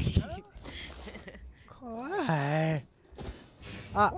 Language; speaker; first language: Japanese; non-native, learner; English